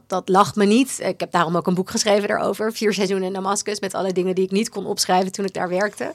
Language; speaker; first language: Dutch; native; Dutch